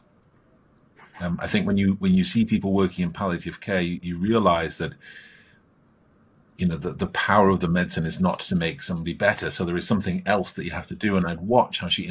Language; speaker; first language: English; native; English